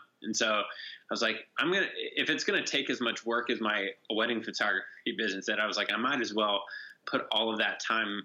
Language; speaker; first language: English; native; English